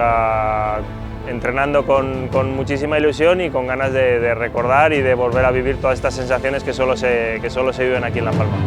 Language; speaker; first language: Spanish; native; Spanish